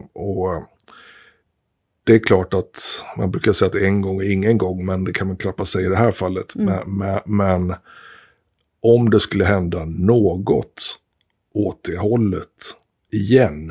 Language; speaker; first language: Swedish; native; Swedish